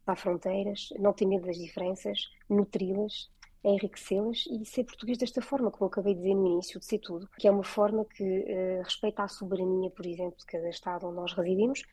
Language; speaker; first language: Portuguese; early bilingual, heritage; French